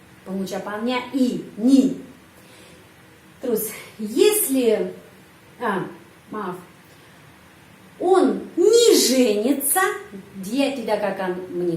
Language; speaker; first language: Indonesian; non-native, fluent; Russian